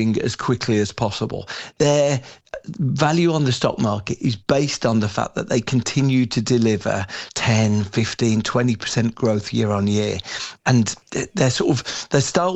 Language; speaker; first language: English; native; English